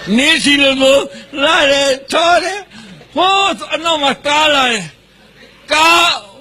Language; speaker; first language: Burmese; non-native, local second language; Karen languages